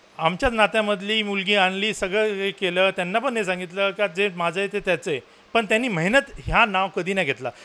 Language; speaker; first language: Marathi; non-native, local second language; Urdu